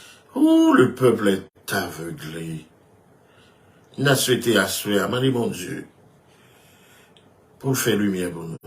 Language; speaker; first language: French; non-native, local second language; Haitian Creole